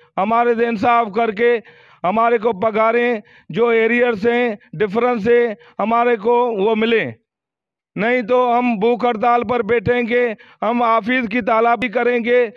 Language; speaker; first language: Urdu; non-native, local second language; Sindhi